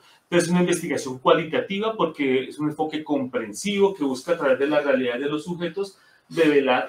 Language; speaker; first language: Spanish; native; Spanish